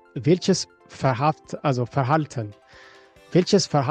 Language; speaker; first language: German; non-native, fluent; Amharic